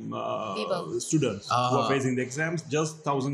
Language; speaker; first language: English; non-native, local second language; Sinhala